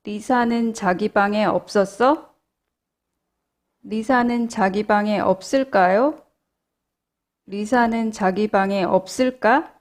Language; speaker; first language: Korean; non-native, fluent; English